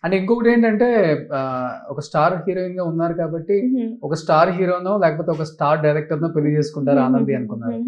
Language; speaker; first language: Telugu; native; Telugu